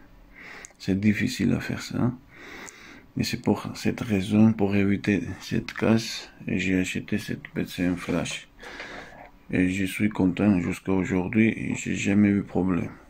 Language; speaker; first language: French; non-native, fluent; Russian